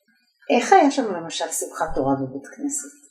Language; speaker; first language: Hebrew; native; Hebrew